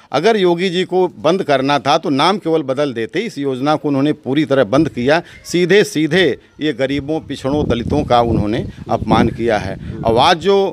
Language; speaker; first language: Hindi; native; Hindi